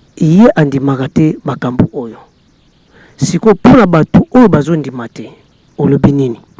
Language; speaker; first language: Lingala; non-native, local second language; Kongo